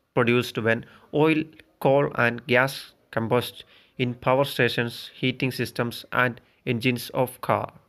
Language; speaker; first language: English; non-native, local second language; Malayalam